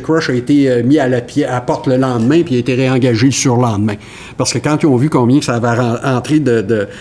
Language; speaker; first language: French; native; French